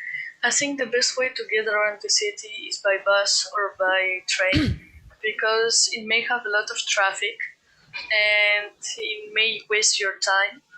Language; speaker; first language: English; non-native, fluent; Greek